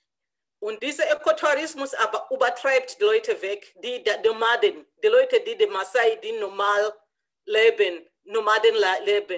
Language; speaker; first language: German; non-native, learner; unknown